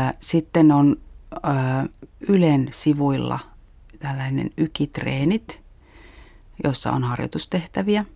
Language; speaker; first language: Finnish; native; Finnish